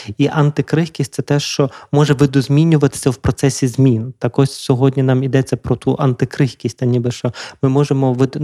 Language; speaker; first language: Ukrainian; native; Ukrainian